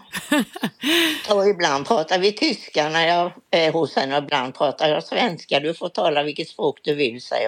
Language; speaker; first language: Swedish; native; Swedish